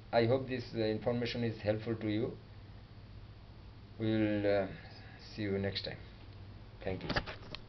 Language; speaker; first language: English; non-native, local second language; Bangla